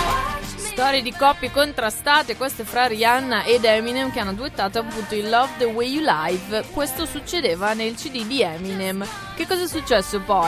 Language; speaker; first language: Italian; native; Italian